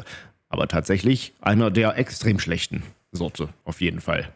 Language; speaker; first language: German; native; German